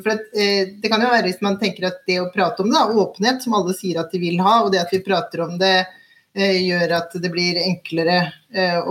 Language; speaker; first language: Norwegian; native; Norwegian